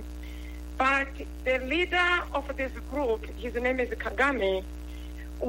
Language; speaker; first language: English; non-native, local second language; Kinyarwanda